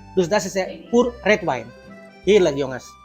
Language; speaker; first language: Dutch; non-native, learner; Indonesian